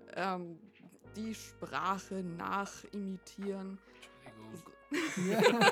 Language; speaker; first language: German; early bilingual, other home language; Vietnamese